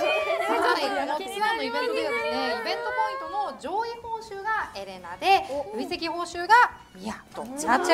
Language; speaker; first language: Japanese; native; Japanese